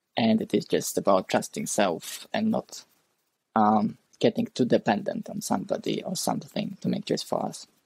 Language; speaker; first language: English; non-native, fluent; Russian